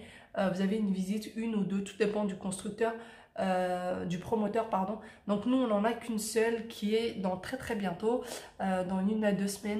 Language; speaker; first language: French; native; French